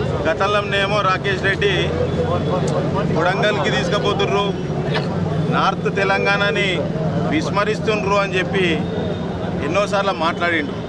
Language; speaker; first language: Telugu; native; Telugu